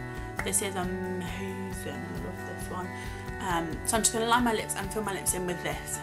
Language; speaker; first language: English; native; English